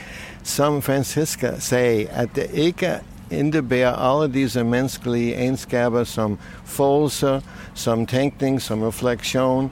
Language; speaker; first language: Danish; non-native, fluent; English